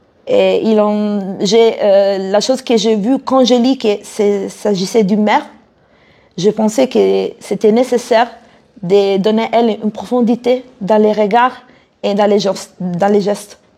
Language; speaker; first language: French; non-native, fluent; Italian